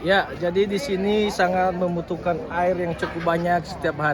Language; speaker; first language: Indonesian; non-native, local second language; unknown